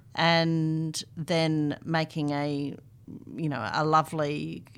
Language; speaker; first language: English; native; English